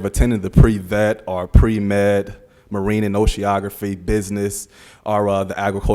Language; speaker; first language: English; native; English